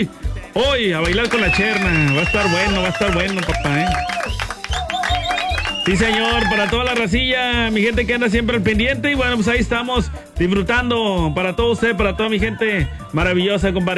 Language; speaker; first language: Spanish; native; Spanish